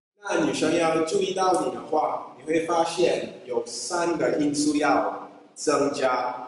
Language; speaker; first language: Chinese; non-native, fluent; English